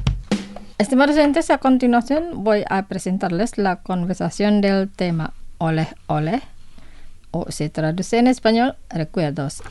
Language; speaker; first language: Spanish; non-native, fluent; Indonesian